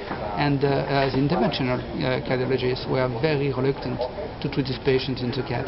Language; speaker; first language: English; non-native, fluent; French